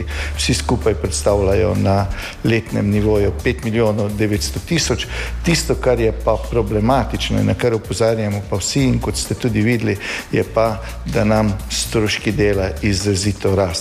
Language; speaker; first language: Slovenian; native; Slovenian